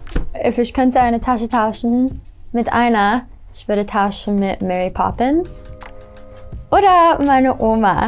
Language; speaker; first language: German; early bilingual, heritage; English